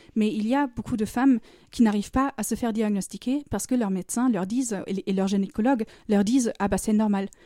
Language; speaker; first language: French; non-native, fluent; German